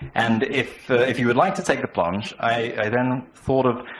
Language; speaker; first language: English; native; English